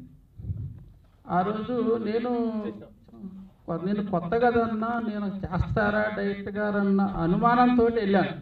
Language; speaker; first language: Telugu; native; Telugu